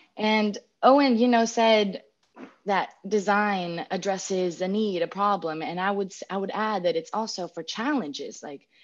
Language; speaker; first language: English; non-native, fluent; Greek